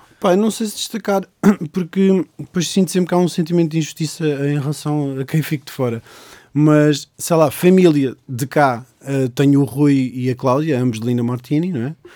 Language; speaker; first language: Portuguese; native; Portuguese